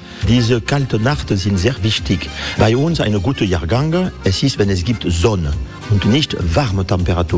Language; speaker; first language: German; non-native, learner; French